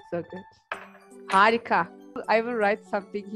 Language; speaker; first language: English; non-native, fluent; Turkish